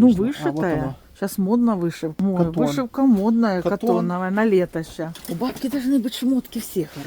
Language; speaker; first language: Russian; native; Russian